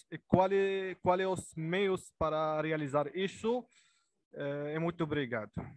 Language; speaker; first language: Portuguese; non-native, learner; Arabic